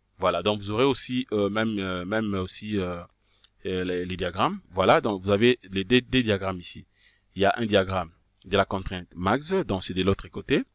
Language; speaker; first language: French; non-native, local second language; Kongo